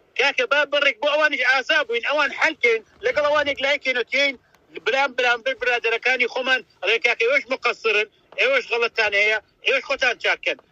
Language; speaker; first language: Central Kurdish; native; Central Kurdish